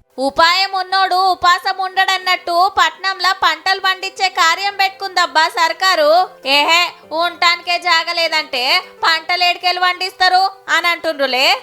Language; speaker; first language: Telugu; native; Telugu